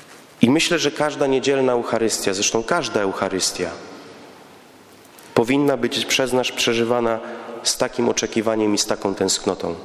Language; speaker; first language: Polish; native; Polish